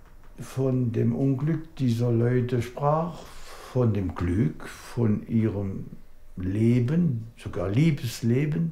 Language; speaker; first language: German; non-native, local second language; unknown